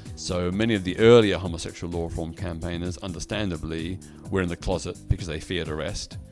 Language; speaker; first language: English; native; English